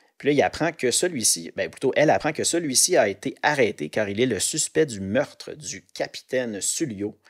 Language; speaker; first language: French; native; French